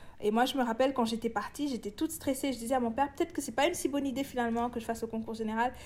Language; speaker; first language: French; non-native, local second language; Wolof